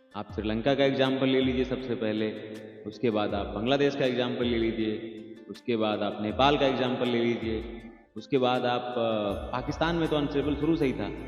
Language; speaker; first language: Hindi; native; Hindi